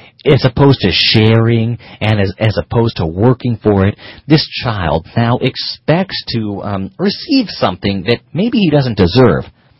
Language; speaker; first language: English; native; English